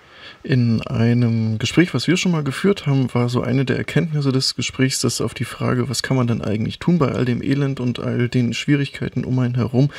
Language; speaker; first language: German; native; German